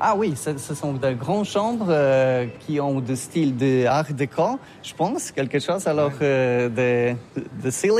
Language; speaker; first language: French; non-native, learner; Polish